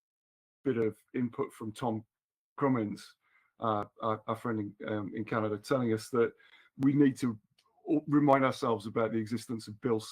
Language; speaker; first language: English; native; English